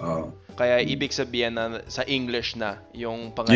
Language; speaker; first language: Filipino; non-native, fluent; English